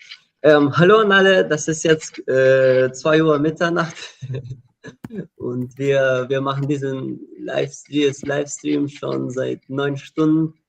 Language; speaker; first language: German; non-native, fluent; Ukrainian